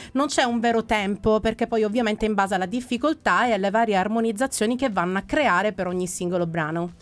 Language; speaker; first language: Italian; native; Italian